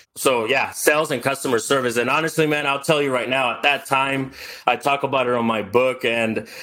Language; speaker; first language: English; early bilingual, other home language; Spanish